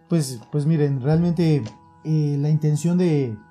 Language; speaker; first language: Spanish; native; Spanish